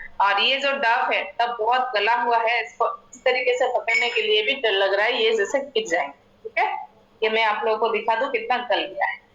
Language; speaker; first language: Hindi; non-native, local second language; Assamese